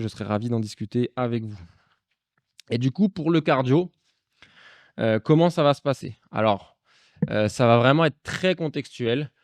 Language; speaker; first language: French; native; French